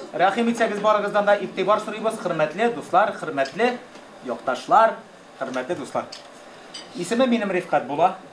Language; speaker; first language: Tatar; native; Tatar